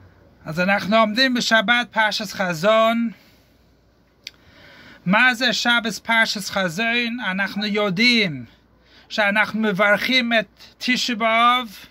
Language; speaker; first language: Hebrew; non-native, fluent; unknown